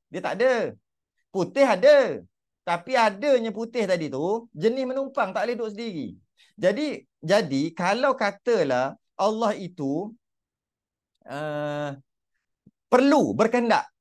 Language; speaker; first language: Malay; native; Malay